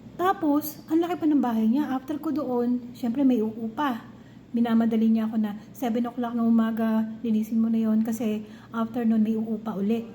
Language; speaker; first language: Filipino; non-native, local second language; Cebuano